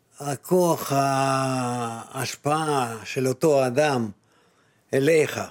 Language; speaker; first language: Hebrew; non-native, fluent; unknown